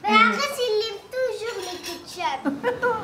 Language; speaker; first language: French; early bilingual, other home language; Persian